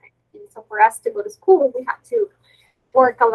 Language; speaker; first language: English; non-native, fluent; Spanish